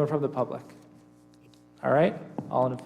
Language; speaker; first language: English; native; English